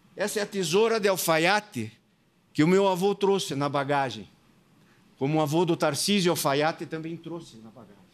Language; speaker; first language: Portuguese; native; Portuguese